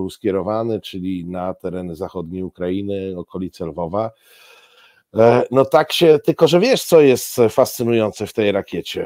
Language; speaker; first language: Polish; native; Polish